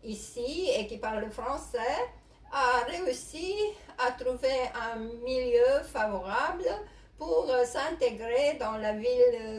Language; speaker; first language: French; non-native, fluent; Romanian